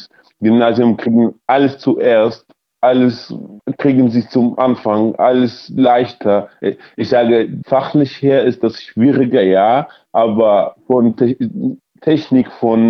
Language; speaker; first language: German; early bilingual, other home language; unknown